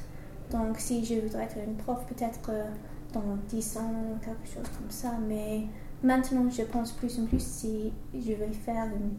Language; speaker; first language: French; non-native, learner; English